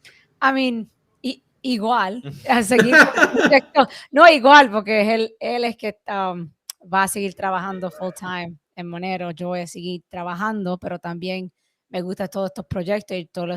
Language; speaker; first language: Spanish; early bilingual, heritage; English